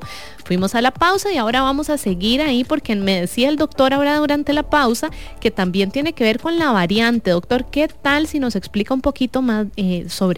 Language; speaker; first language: Spanish; native; Spanish